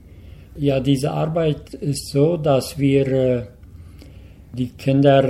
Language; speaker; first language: German; early bilingual, heritage; Low German